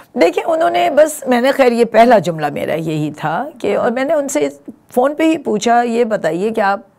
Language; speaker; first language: Urdu; native; Urdu